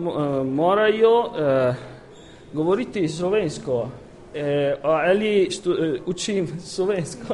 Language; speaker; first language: Slovenian; non-native, learner; Italian